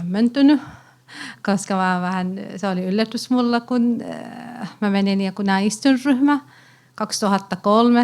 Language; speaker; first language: Finnish; non-native, learner; Arabic